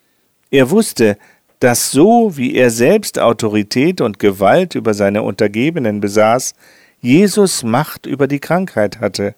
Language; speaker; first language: German; native; German